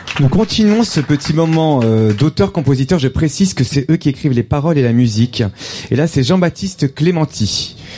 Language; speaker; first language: French; native; French